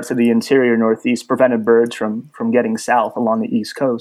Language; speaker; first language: English; native; English